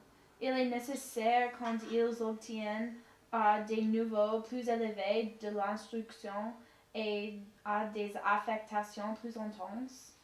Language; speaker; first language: French; non-native, learner; English